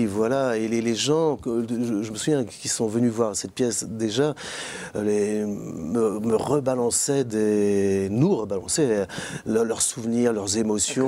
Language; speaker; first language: French; native; French